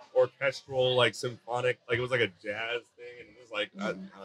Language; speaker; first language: English; native; English